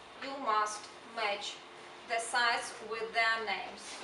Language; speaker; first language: English; non-native, fluent; Ukrainian